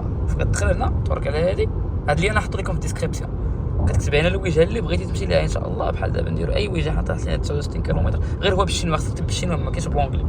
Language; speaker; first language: Arabic; native; Arabic